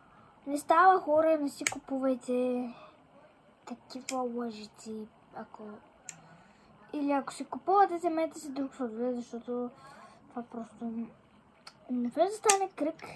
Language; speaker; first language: Bulgarian; native; Bulgarian